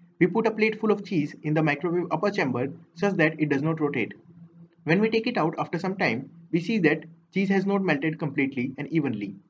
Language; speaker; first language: English; non-native, local second language; Hindi